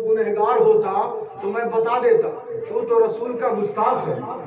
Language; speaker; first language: Urdu; native; Urdu